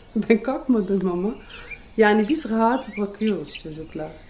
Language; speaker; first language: Turkish; non-native, fluent; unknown